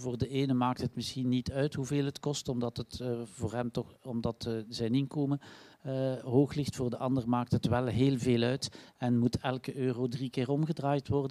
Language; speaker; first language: Dutch; native; Dutch